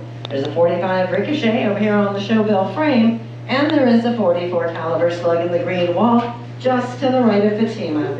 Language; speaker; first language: English; native; English